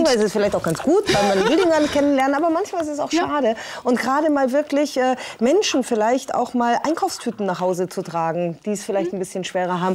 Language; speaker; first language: German; native; German